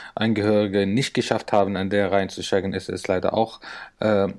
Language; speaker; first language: German; non-native, fluent; Arabic